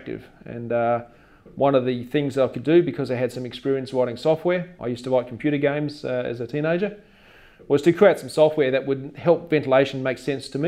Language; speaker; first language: English; native; English